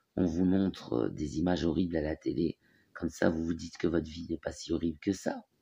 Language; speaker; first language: French; native; French